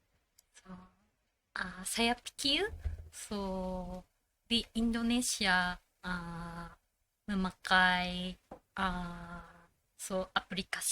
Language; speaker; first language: Indonesian; non-native, learner; Japanese